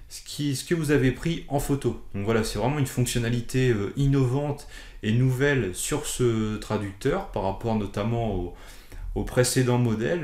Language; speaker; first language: French; native; French